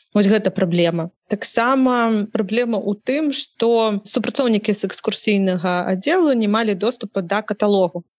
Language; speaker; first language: Belarusian; native; Belarusian